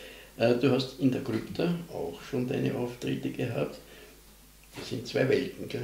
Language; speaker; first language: German; native; German